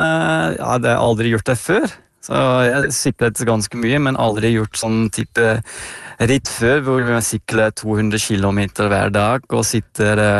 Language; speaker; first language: Norwegian; non-native, learner; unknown